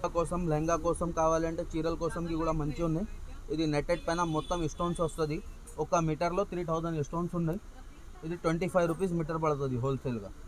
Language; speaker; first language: Telugu; non-native, local second language; Urdu